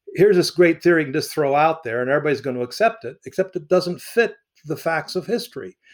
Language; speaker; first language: English; early bilingual, other home language; Arabic